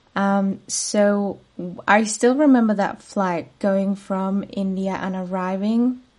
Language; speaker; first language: English; non-native, fluent; Spanish